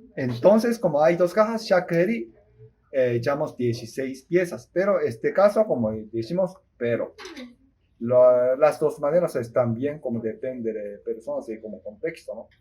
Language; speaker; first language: Spanish; non-native, fluent; Japanese